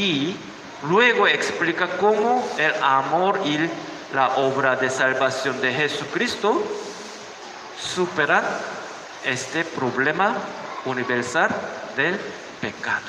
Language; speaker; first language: Spanish; non-native, learner; Korean